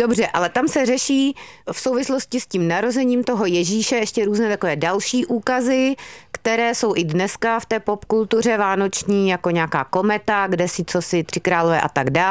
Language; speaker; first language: Czech; native; Czech